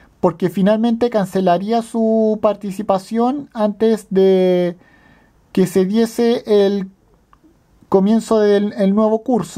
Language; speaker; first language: Spanish; native; Spanish